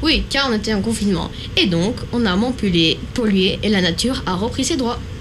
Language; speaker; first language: French; native; French